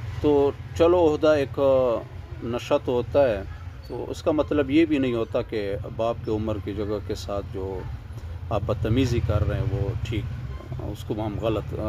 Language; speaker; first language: Urdu; non-native, local second language; Pashto